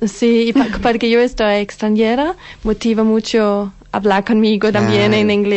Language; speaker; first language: Spanish; non-native, learner; Danish